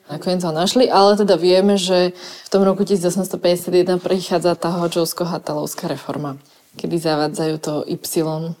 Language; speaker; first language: Slovak; native; Slovak